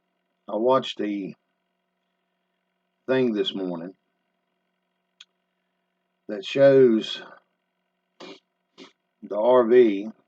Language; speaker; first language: English; native; English